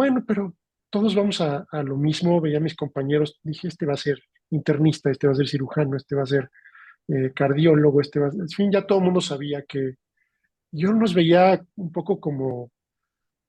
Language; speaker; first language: Spanish; native; Spanish